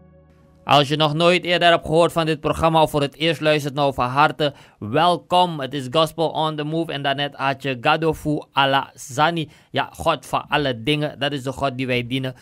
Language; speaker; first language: Dutch; native; Dutch